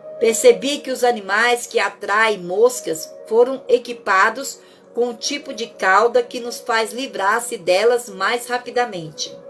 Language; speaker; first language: Portuguese; native; Portuguese